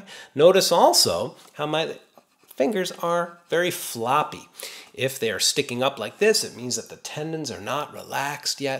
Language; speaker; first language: English; native; English